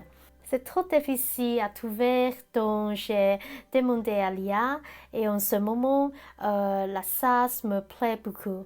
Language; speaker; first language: French; non-native, learner; Cantonese